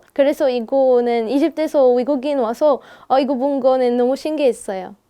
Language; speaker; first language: Korean; non-native, fluent; Arabic